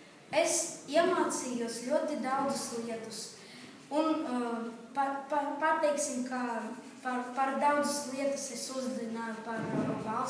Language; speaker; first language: Latvian; non-native, local second language; Russian